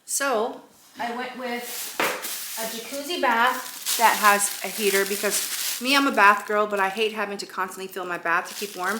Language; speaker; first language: English; native; English